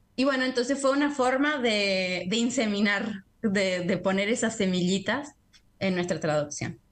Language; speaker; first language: Spanish; native; Spanish